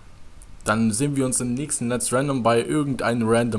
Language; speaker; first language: German; native; German